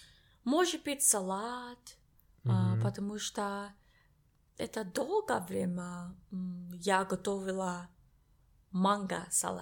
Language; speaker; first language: Russian; non-native, learner; English